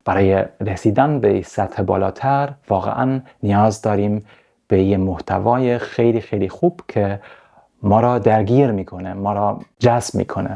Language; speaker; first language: Persian; non-native, fluent; German